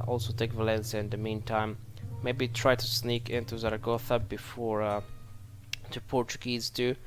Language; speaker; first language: English; non-native, fluent; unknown